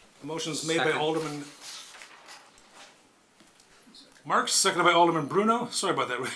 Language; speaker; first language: English; native; English